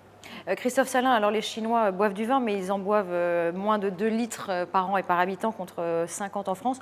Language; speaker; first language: French; native; French